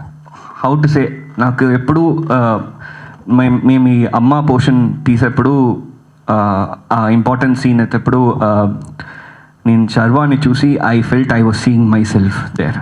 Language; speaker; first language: Telugu; early bilingual, heritage; Telugu